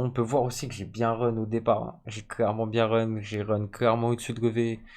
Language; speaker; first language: French; native; French